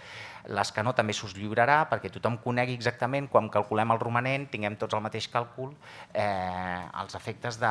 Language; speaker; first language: Catalan; native; Catalan